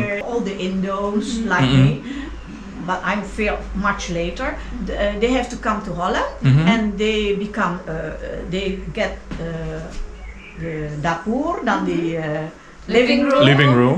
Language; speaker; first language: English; non-native, learner; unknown